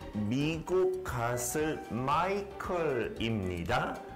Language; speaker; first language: Korean; non-native, learner; English